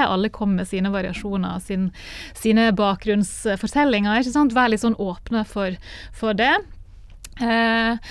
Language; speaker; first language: Norwegian; native; Norwegian